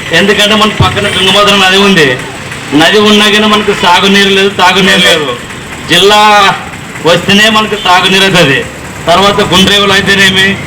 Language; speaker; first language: Telugu; native; Telugu